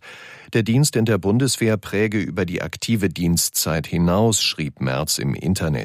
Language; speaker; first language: German; native; German